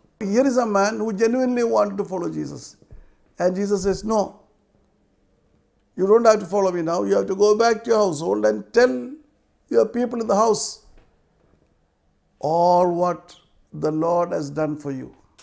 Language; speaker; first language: English; non-native, local second language; Malayalam